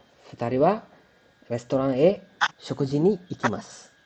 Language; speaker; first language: Japanese; non-native, fluent; Kannada